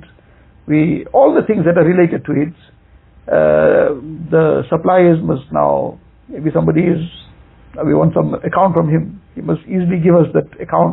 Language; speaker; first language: English; native; English